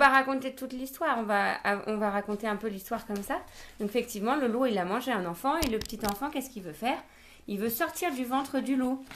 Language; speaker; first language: French; native; French